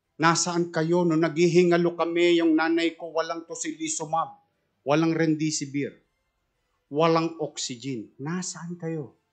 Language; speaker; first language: Filipino; native; Filipino